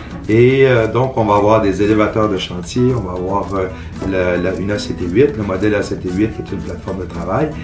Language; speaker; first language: French; native; French